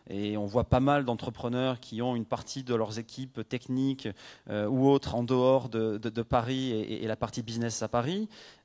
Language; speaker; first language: French; native; French